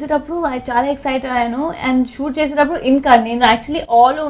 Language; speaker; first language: Telugu; non-native, learner; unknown